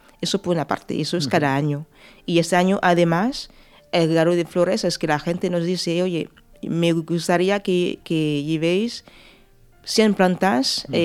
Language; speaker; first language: Spanish; non-native, fluent; French